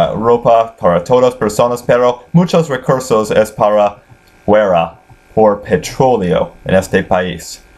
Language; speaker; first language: Spanish; non-native, learner; English